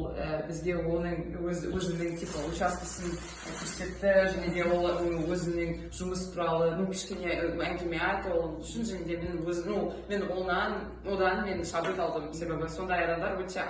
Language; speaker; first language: Kazakh; non-native, learner; Russian